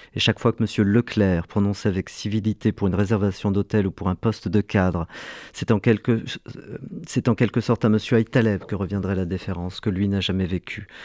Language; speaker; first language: French; early bilingual, other home language; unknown